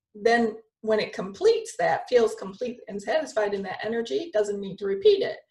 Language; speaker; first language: English; native; English